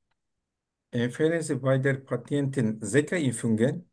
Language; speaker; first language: German; non-native, learner; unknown